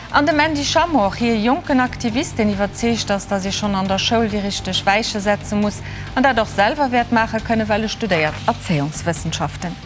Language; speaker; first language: Luxembourgish; native; Luxembourgish